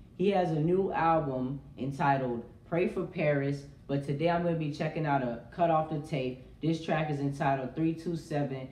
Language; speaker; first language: English; native; English